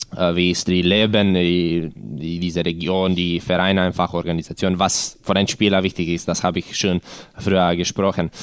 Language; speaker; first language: German; non-native, learner; Croatian